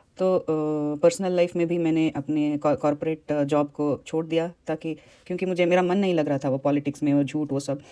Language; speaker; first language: Hindi; non-native, local second language; Tamil